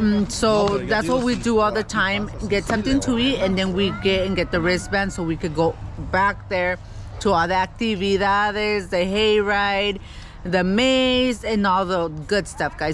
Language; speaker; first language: English; early bilingual, other home language; Spanish